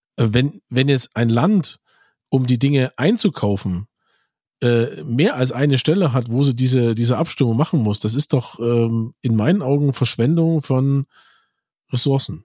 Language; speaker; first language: German; native; German